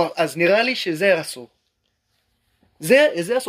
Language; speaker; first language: Hebrew; non-native, learner; English